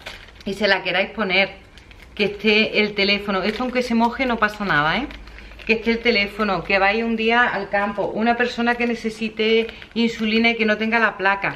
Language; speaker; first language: Spanish; native; Spanish